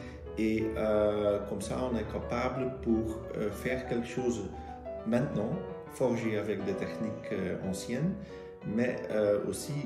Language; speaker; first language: French; non-native, local second language; Dutch